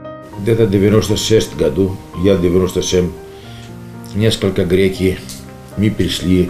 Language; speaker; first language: Russian; non-native, learner; Greek